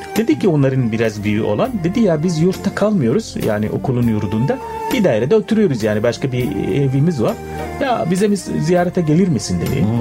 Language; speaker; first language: Turkish; non-native, fluent; Arabic